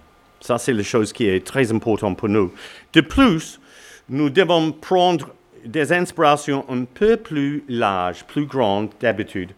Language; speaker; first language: French; non-native, learner; English